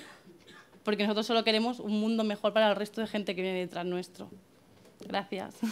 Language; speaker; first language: Spanish; native; Spanish